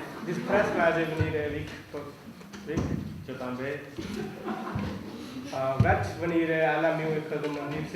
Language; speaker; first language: Catalan; non-native, learner; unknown